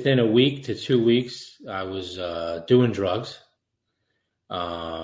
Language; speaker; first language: English; native; English